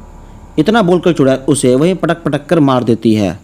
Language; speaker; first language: Hindi; native; Hindi